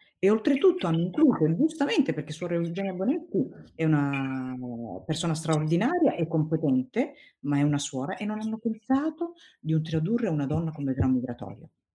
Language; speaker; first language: Italian; non-native, fluent; Tigrinya